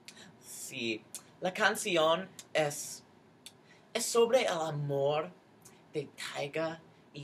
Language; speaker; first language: Spanish; non-native, learner; English